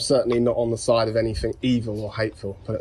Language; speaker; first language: English; native; English